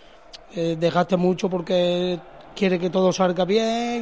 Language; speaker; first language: Spanish; native; Spanish